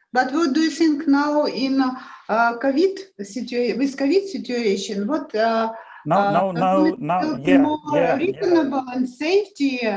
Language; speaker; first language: English; non-native, learner; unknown